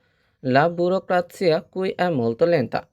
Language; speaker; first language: Italian; non-native, fluent; Bangla